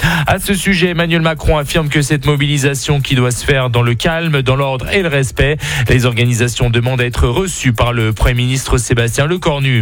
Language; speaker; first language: French; native; French